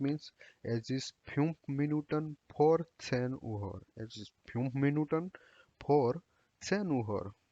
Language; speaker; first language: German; non-native, learner; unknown